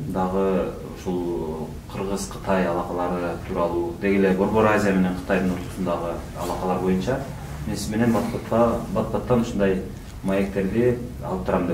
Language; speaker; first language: Kyrgyz; native; Kyrgyz